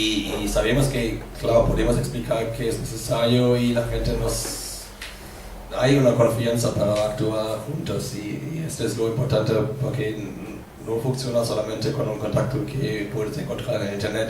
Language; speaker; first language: Spanish; non-native, fluent; German